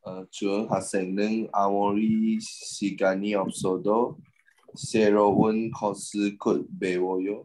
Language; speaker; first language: Korean; non-native, learner; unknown